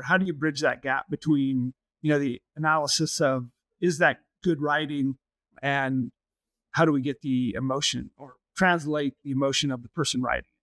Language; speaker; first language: English; native; English